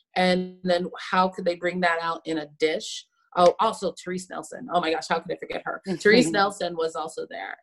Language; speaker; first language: English; native; English